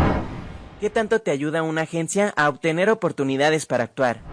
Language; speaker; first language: Spanish; native; Spanish